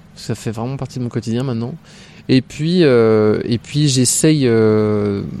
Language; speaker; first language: French; native; French